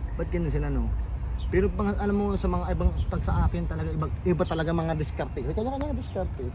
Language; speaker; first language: Filipino; native; Filipino